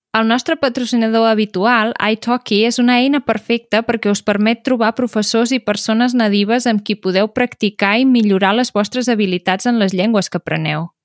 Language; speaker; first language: Catalan; native; Catalan